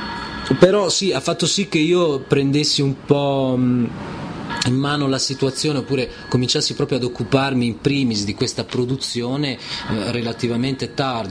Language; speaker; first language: Italian; native; Italian